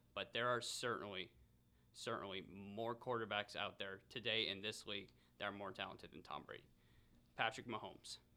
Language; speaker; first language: English; native; English